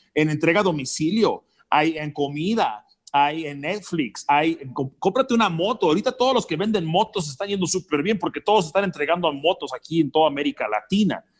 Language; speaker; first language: Spanish; early bilingual, other home language; English